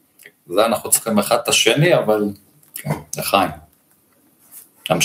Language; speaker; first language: Hebrew; non-native, learner; Russian